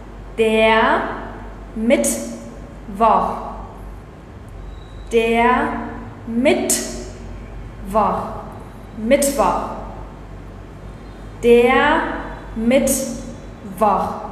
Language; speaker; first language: German; early bilingual, other home language; Vietnamese